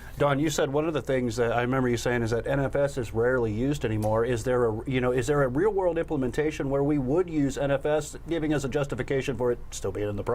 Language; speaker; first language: English; native; English